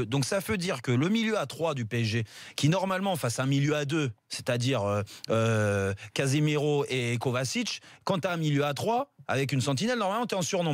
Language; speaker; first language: French; native; French